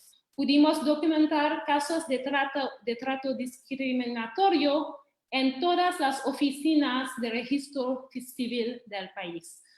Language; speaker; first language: Spanish; non-native, fluent; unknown